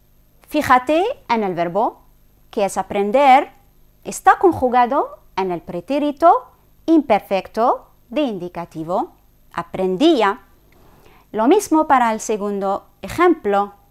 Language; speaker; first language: Spanish; non-native, fluent; Arabic